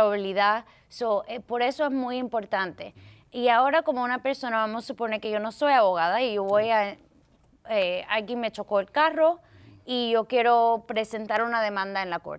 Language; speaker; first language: Spanish; early bilingual, heritage; Spanish